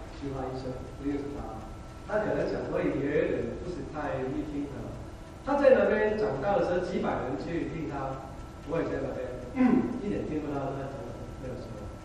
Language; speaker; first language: Chinese; non-native, local second language; Cantonese